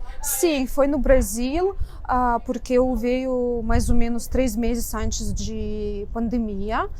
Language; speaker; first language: Portuguese; non-native, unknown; Russian